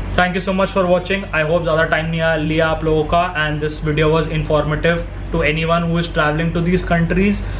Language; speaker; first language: Hindi; native; Hindi